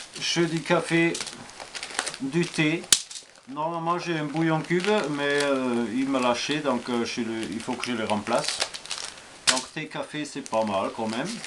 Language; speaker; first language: French; non-native, fluent; German